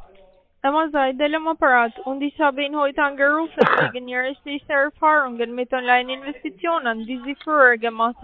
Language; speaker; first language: German; non-native, learner; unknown